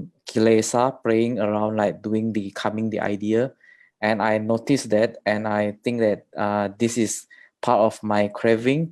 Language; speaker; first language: English; non-native, learner; Indonesian